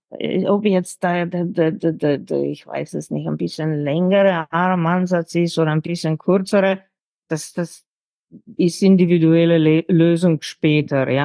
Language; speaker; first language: German; non-native, fluent; Slovenian